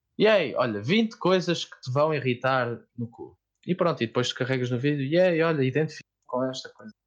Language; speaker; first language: Portuguese; native; Portuguese